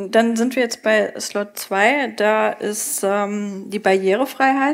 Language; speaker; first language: German; native; German